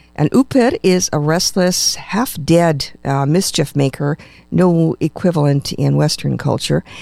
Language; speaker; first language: English; native; English